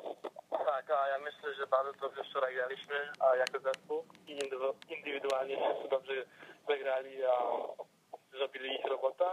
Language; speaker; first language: Polish; early bilingual, heritage; English